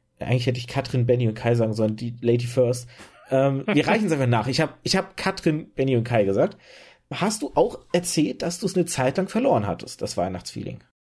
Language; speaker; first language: German; early bilingual, other home language; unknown